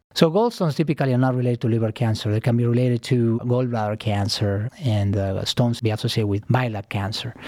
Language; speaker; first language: English; non-native, fluent; Spanish